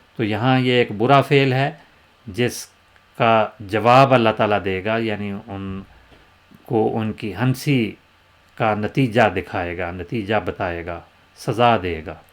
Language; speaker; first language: Urdu; native; Urdu